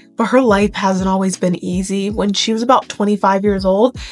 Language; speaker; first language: English; native; English